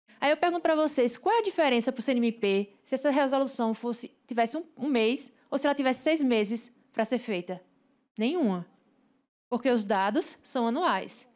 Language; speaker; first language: Portuguese; native; Portuguese